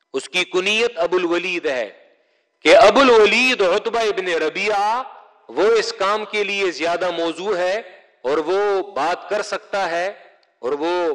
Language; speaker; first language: Urdu; non-native, local second language; Pashto